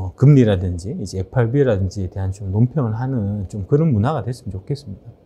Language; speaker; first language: Korean; native; Korean